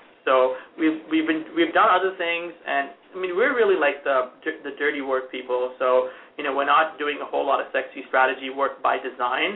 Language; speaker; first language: English; non-native, local second language; Hindi